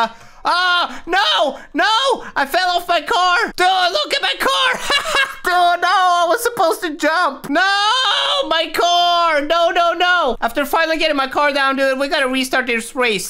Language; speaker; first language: English; native; English